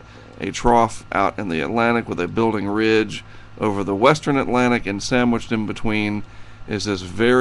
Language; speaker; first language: English; native; English